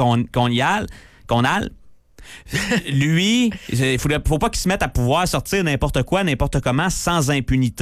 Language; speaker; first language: French; native; French